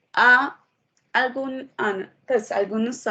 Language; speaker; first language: Portuguese; non-native, learner; Spanish